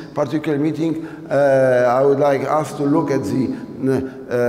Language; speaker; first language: English; non-native, fluent; Polish